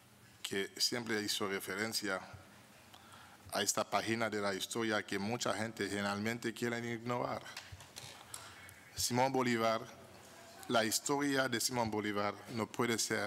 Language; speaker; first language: Spanish; non-native, fluent; Haitian Creole